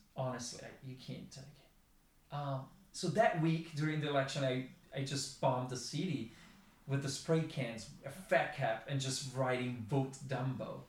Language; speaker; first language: English; non-native, fluent; Italian